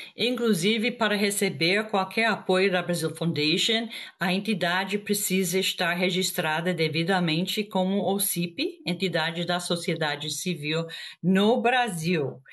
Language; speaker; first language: Portuguese; non-native, fluent; English